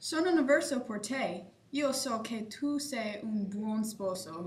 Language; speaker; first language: Italian; non-native, learner; English